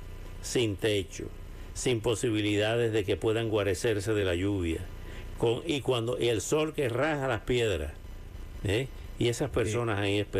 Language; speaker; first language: Spanish; native; Spanish